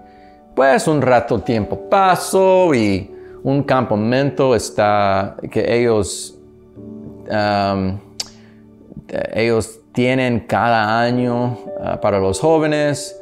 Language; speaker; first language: Spanish; non-native, learner; English